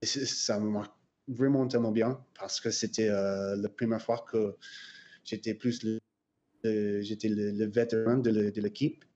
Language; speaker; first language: French; non-native, fluent; English